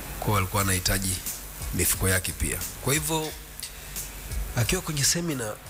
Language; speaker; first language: Swahili; native; Swahili